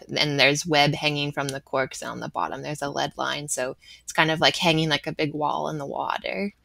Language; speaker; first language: English; native; English